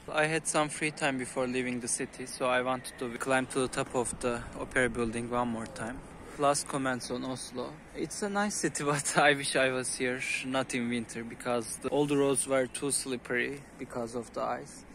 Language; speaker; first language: English; non-native, fluent; Turkish